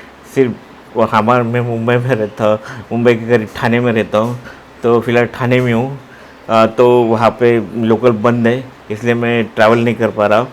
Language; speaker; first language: Hindi; non-native, local second language; Marathi